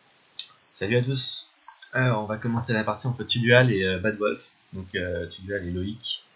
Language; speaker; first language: French; native; French